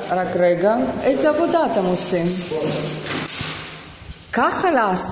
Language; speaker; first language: Hebrew; non-native, fluent; Russian